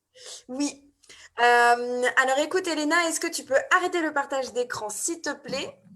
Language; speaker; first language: French; native; French